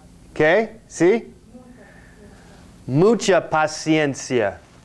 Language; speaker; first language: Spanish; non-native, learner; English